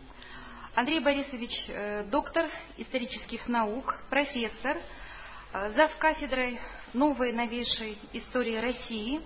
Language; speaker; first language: Russian; native; Russian